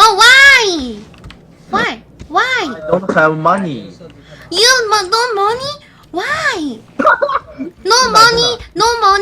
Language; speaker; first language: English; non-native, learner; Korean